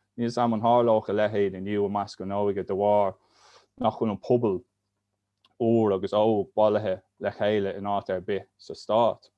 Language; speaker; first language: Irish; native; Irish